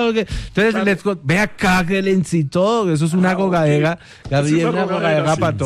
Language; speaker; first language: Spanish; native; Spanish